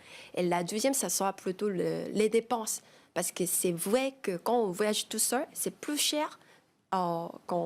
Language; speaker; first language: French; non-native, fluent; Korean